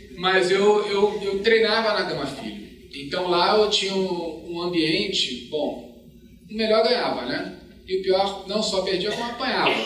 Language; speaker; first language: Portuguese; native; Portuguese